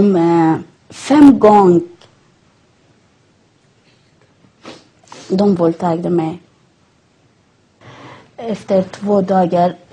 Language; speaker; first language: Swedish; non-native, learner; Persian